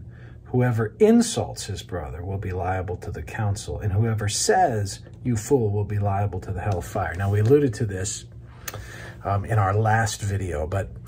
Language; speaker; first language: English; native; English